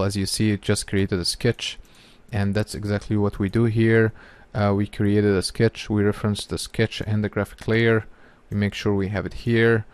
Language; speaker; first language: English; non-native, fluent; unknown